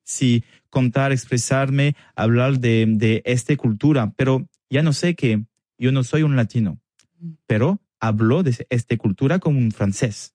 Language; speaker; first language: Spanish; non-native, learner; French